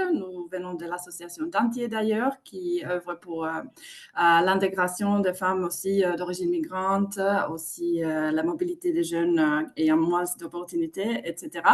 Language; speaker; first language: French; non-native, fluent; Finnish